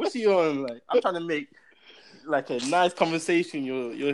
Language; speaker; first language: English; native; English